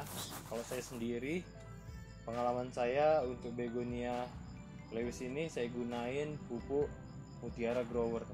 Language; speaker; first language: Indonesian; native; Indonesian